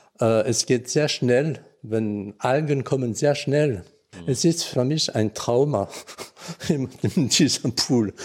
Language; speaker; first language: German; non-native, learner; French